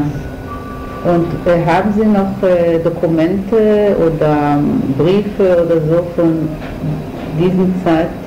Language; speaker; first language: German; non-native, fluent; Hebrew